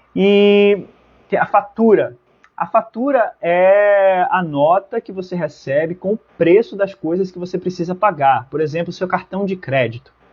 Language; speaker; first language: Portuguese; native; Portuguese